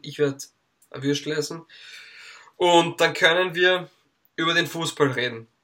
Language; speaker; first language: German; native; German